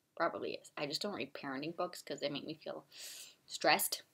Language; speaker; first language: English; non-native, fluent; German